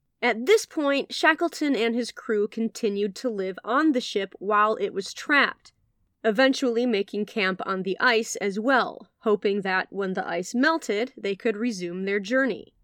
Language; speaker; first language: English; native; English